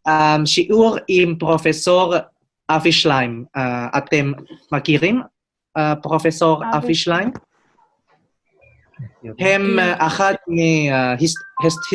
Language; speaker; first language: Hebrew; non-native, learner; Indonesian